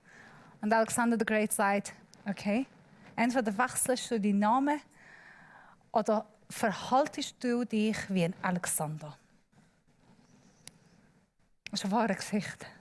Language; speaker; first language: German; non-native, learner; Persian